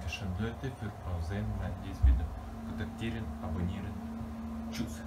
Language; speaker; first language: German; non-native, learner; Russian